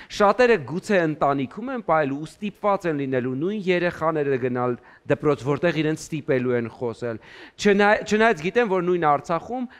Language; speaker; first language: Armenian; native; Armenian